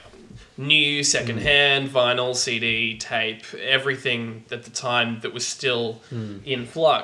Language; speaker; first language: English; native; English